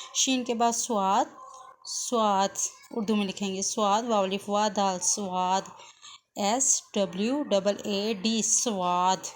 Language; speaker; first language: Urdu; native; Urdu